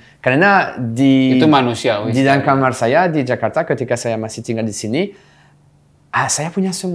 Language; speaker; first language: Indonesian; non-native, fluent; French